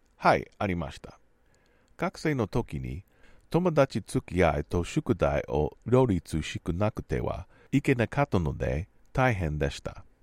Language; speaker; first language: Japanese; non-native, learner; English